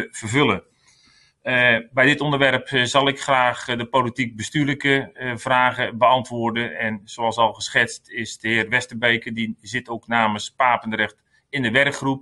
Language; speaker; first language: Dutch; native; Dutch